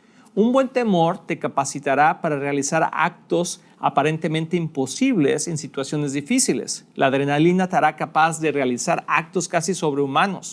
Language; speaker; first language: Spanish; native; Spanish